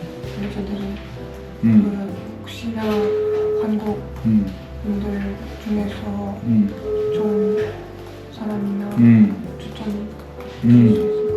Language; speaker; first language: Korean; non-native, fluent; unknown